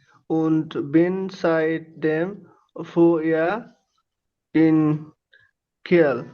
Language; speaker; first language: German; non-native, learner; Bangla